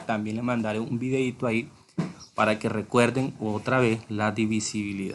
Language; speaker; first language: Spanish; native; Spanish